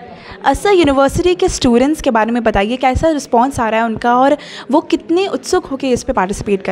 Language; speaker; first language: Hindi; native; Hindi